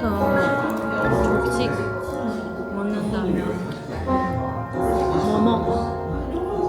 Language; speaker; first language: Korean; non-native, fluent; Japanese